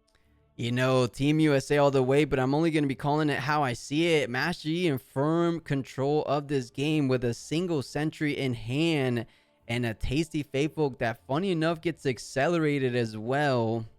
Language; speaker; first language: English; native; English